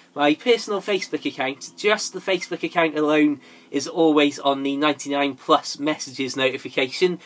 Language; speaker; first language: English; native; English